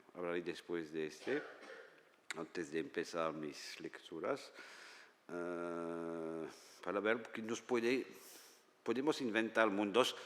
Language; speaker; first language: Spanish; non-native, fluent; French